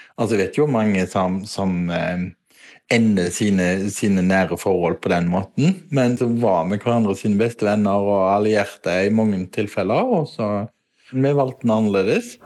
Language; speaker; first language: Norwegian; native; Norwegian